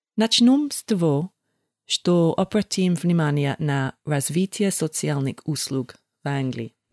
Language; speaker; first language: Russian; non-native, fluent; English